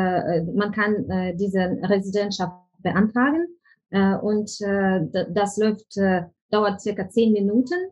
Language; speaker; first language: German; non-native, fluent; Ukrainian